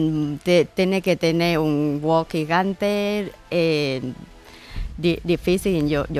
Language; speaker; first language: Spanish; non-native, learner; Thai